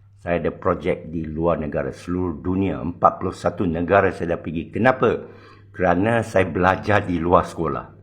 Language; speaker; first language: Malay; non-native, local second language; Chinese